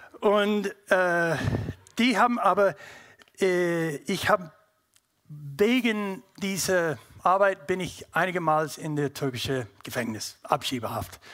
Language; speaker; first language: German; non-native, learner; English